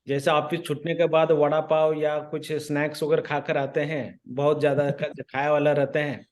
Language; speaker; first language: Hindi; non-native, local second language; Marathi